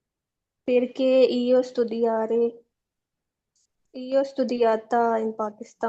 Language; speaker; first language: Italian; non-native, learner; Urdu